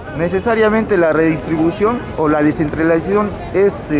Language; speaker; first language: Spanish; native; Spanish